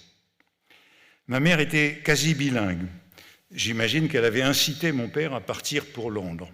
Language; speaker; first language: French; native; French